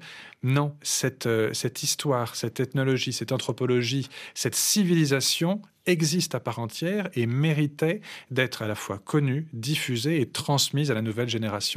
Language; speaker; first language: French; native; French